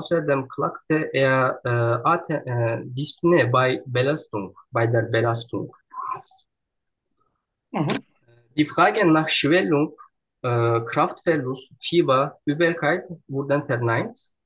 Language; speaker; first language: German; non-native, learner; Turkish